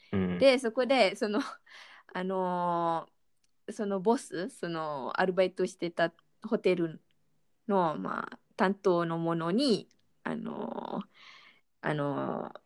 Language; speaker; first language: Japanese; non-native, fluent; Malay